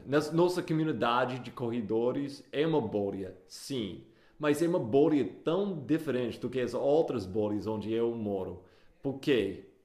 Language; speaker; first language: Portuguese; non-native, fluent; English